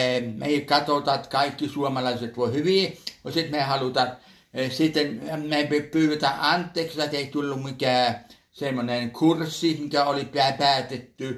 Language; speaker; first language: Finnish; early bilingual, heritage; Finnish